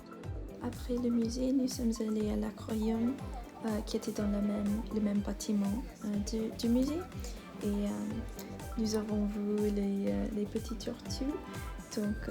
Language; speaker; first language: French; non-native, learner; English